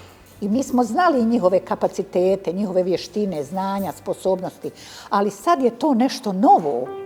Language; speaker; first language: Bosnian; native; Bosnian